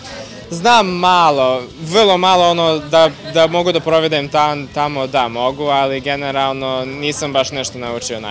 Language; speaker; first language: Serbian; early bilingual, heritage; Serbian